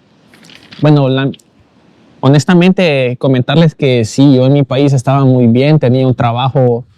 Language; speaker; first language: Spanish; native; Spanish